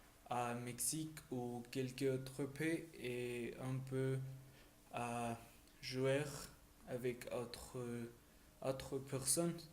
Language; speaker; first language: French; non-native, learner; Spanish